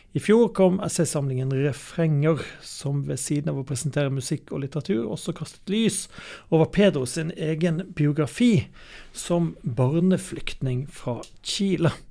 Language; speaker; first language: Norwegian; native; Norwegian